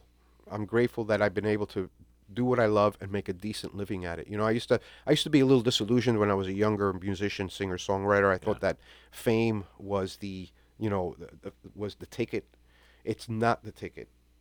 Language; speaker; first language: English; native; English